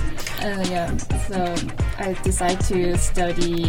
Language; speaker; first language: English; non-native, learner; Korean